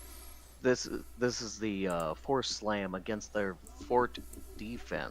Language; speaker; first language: English; native; English